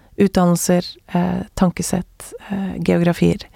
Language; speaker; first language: Norwegian; native; Norwegian